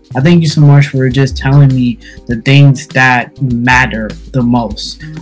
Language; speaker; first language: English; native; English